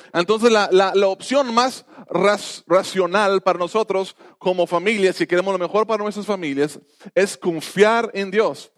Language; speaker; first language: Spanish; non-native, fluent; English